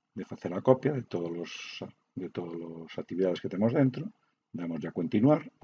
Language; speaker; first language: Galician; non-native, local second language; Spanish